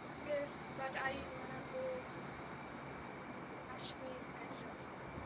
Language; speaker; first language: English; non-native, learner; Bangla